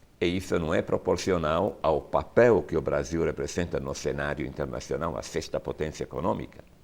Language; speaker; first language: Portuguese; non-native, fluent; Italian